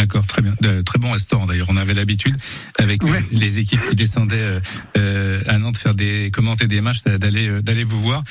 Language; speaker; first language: French; native; French